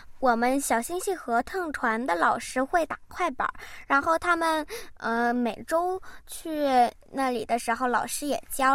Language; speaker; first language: Chinese; early bilingual, heritage; Chinese